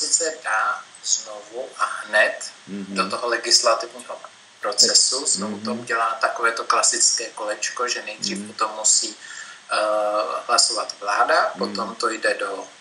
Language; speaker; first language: Czech; native; Czech